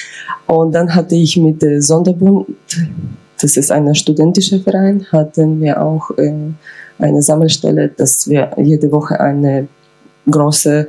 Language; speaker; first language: German; non-native, fluent; Ukrainian